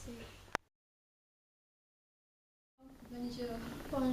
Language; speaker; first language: French; non-native, learner; English